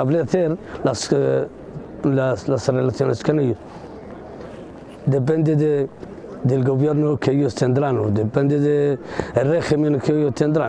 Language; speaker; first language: Spanish; non-native, local second language; Arabic